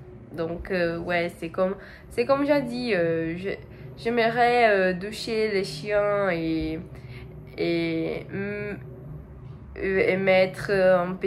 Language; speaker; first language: French; non-native, learner; Portuguese